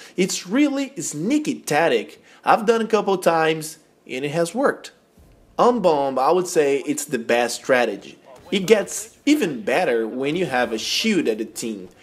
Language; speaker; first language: English; non-native, fluent; Portuguese